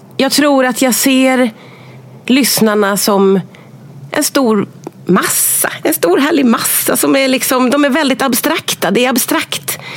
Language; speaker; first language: Swedish; native; Swedish